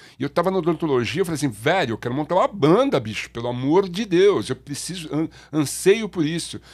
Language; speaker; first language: Portuguese; native; Portuguese